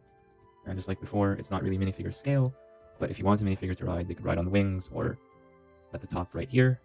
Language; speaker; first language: English; native; English